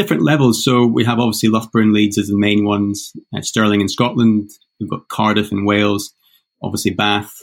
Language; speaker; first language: English; native; English